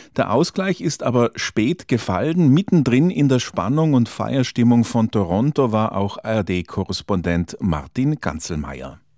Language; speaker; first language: German; native; German